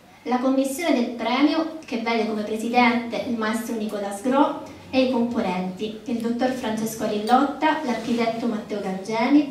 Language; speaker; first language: Italian; native; Italian